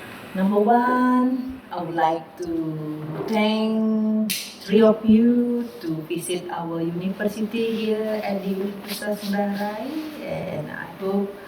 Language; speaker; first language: English; non-native, learner; Indonesian